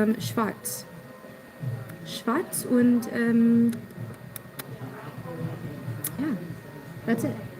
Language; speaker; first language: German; non-native, learner; English